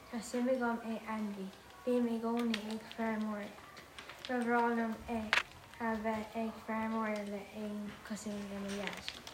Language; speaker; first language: Irish; non-native, local second language; English